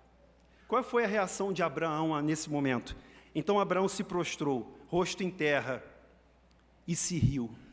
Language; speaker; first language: Portuguese; native; Portuguese